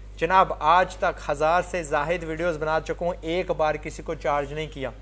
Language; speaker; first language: Urdu; non-native, fluent; English